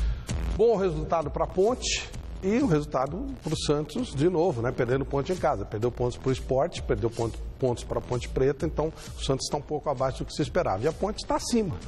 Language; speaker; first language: Portuguese; native; Portuguese